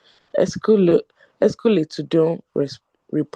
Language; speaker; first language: French; non-native, learner; English